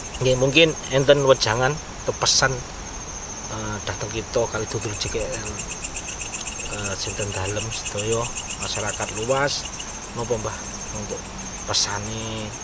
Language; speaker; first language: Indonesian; non-native, local second language; Javanese